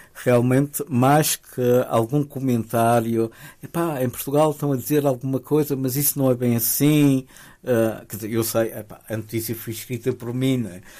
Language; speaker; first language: Portuguese; early bilingual, other home language; Spanish